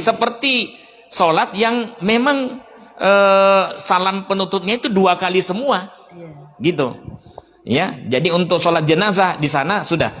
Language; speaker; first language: Indonesian; native; Indonesian